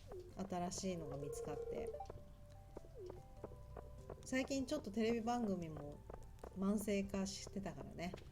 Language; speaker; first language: Japanese; native; Japanese